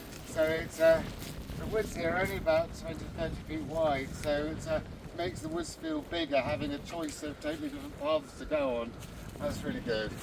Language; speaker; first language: English; native; English